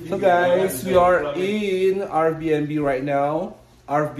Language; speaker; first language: English; non-native, fluent; Indonesian